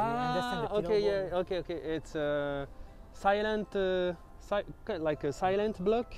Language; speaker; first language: English; non-native, learner; French